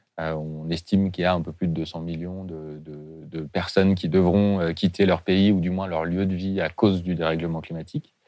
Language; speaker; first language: French; native; French